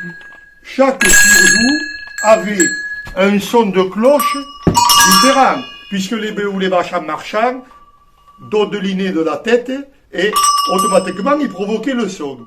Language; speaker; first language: French; native; French